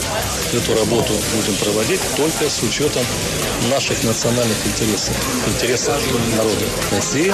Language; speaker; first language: Russian; native; Russian